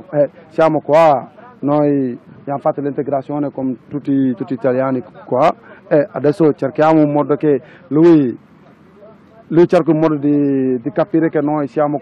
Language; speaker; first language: Italian; non-native, local second language; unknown